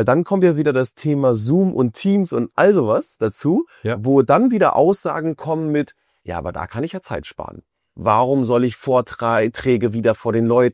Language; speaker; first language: German; native; German